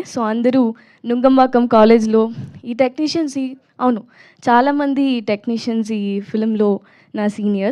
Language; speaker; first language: Telugu; non-native, learner; Tamil